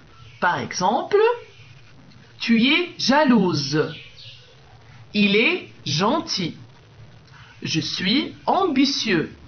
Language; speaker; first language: French; non-native, local second language; Arabic